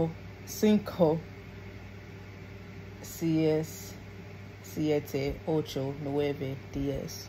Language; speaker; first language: Spanish; non-native, learner; English